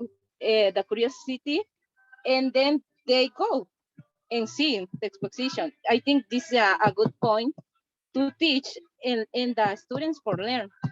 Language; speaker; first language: English; non-native, learner; Spanish